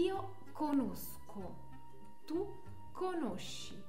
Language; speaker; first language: Italian; non-native, fluent; French